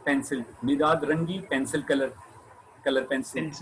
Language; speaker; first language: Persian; non-native, fluent; Urdu